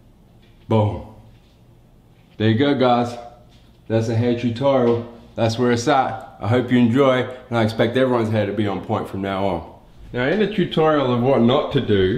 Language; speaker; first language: English; native; English